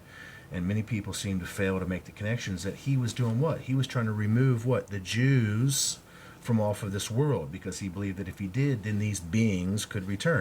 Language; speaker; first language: English; native; English